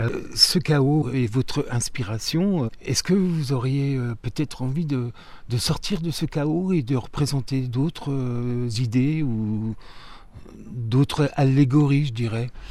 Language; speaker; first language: French; native; French